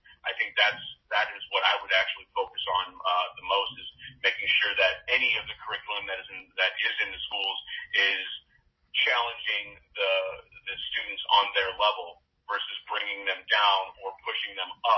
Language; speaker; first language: English; native; English